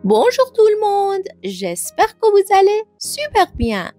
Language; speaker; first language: French; non-native, fluent; Persian